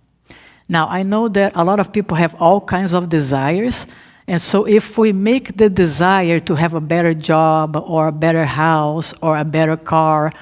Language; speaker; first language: English; non-native, fluent; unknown